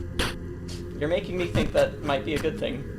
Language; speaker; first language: English; native; English